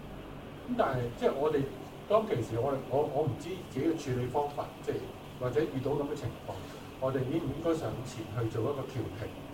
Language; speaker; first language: Cantonese; native; Cantonese